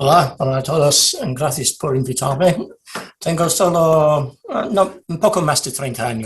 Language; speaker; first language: Spanish; non-native, fluent; English